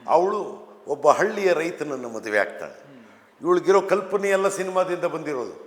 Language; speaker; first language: Kannada; native; Kannada